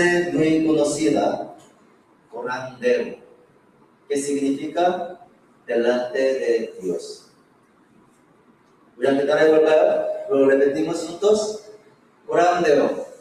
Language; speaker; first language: Spanish; non-native, fluent; Korean